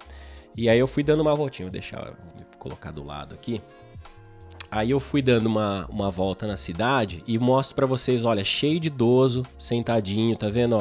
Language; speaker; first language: Portuguese; native; Portuguese